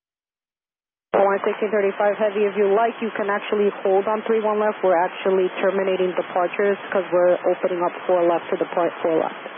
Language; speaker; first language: English; native; English